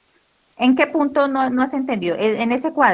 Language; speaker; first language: Spanish; native; Spanish